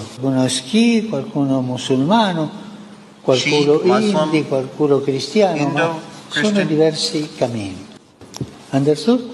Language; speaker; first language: Italian; early bilingual, heritage; Spanish